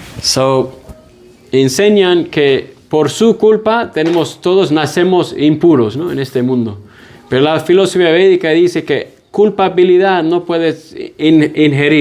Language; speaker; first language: Spanish; non-native, fluent; English